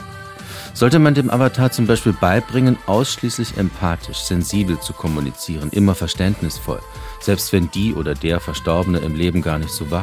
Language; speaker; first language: German; native; German